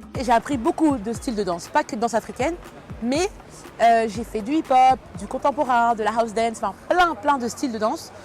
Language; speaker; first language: French; early bilingual, other home language; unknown